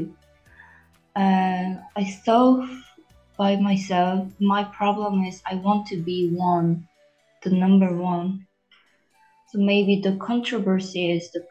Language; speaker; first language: English; non-native, learner; Korean